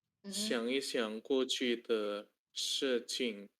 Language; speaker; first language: Chinese; non-native, learner; Indonesian